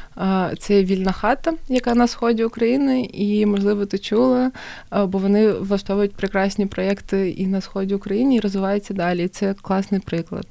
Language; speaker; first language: Ukrainian; non-native, local second language; Russian